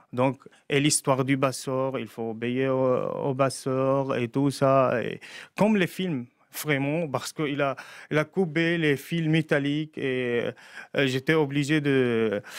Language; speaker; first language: French; non-native, fluent; Arabic